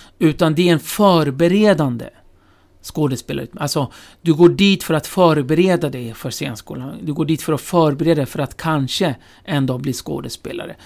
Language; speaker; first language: Swedish; early bilingual, other home language; Kurdish